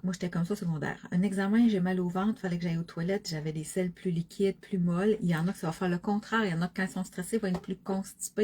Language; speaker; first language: French; native; French